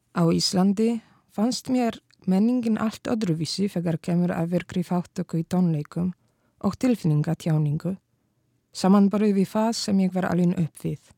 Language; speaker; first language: Icelandic; non-native, fluent; Polish